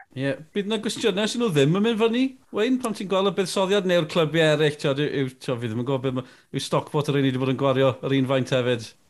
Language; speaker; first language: Welsh; native; Welsh